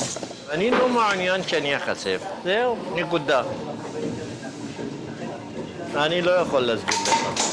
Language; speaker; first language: Hebrew; non-native, fluent; Arabic